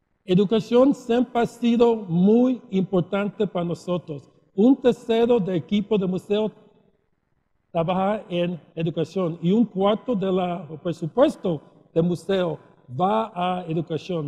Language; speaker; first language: Spanish; early bilingual, heritage; Spanish